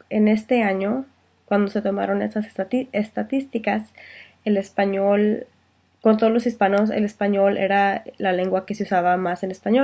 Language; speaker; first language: Spanish; early bilingual, heritage; Spanish